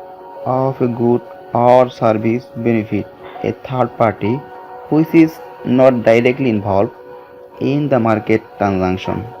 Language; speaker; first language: English; non-native, learner; Bangla